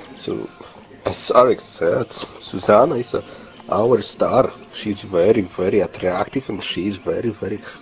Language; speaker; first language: English; non-native, learner; Polish